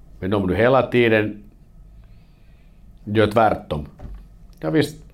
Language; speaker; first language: Swedish; non-native, local second language; Finnish